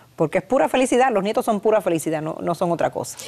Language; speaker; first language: Spanish; native; Spanish